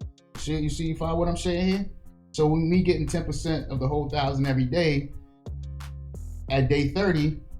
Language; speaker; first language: English; native; English